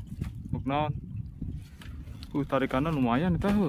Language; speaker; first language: Indonesian; non-native, local second language; Sundanese